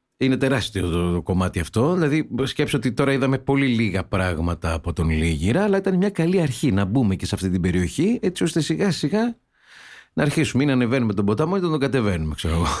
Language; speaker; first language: Greek; native; Greek